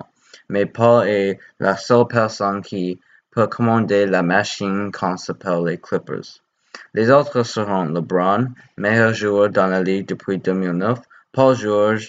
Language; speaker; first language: French; non-native, learner; English